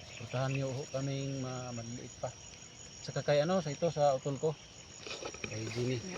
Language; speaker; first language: Filipino; non-native, local second language; Cebuano